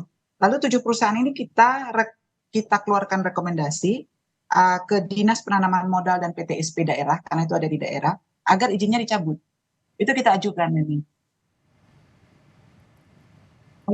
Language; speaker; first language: Indonesian; native; Indonesian